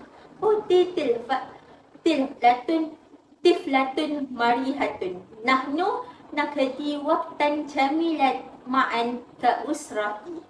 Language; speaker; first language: Arabic; non-native, learner; Malay